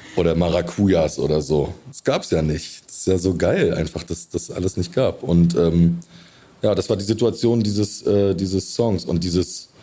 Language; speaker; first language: German; native; German